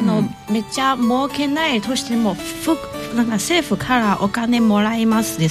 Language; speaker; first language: Japanese; non-native, fluent; Chinese